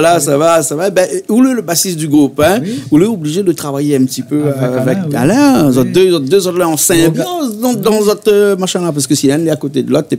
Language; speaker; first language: French; non-native, local second language; Réunion Creole French